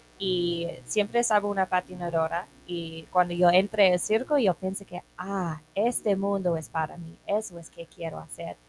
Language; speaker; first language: Spanish; non-native, learner; English